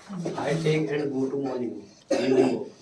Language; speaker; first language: English; non-native, learner; Hindi